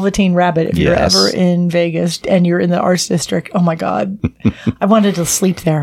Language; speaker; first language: English; native; English